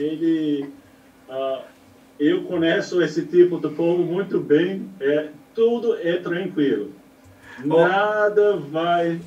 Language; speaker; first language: Portuguese; non-native, learner; English